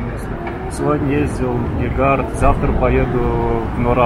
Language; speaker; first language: Russian; native; Russian